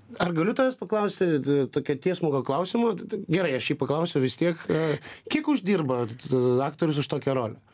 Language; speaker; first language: Lithuanian; native; Lithuanian